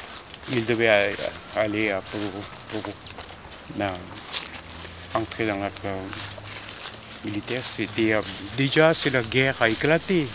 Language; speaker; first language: French; non-native, fluent; Korean